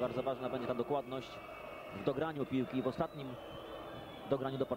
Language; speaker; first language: Polish; native; Polish